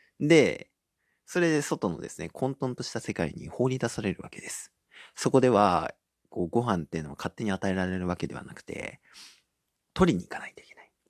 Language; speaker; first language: Japanese; native; Japanese